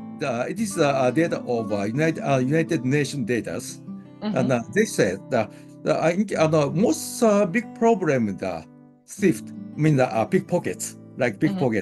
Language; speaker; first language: English; non-native, learner; Japanese